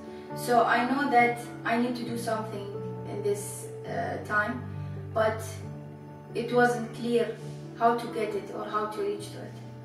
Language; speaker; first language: English; non-native, fluent; Arabic